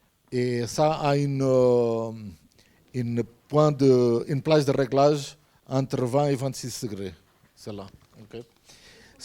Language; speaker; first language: French; non-native, fluent; Portuguese